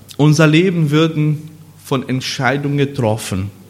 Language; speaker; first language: German; non-native, learner; Portuguese